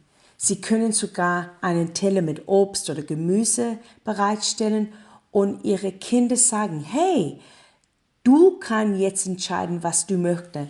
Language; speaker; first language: German; non-native, learner; English